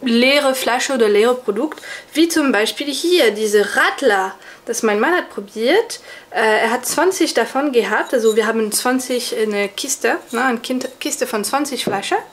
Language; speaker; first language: German; non-native, fluent; French